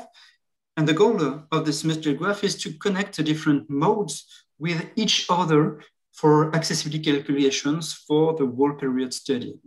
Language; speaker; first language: English; non-native, fluent; French